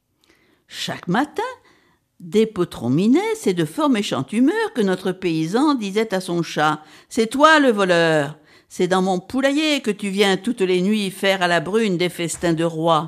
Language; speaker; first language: French; native; French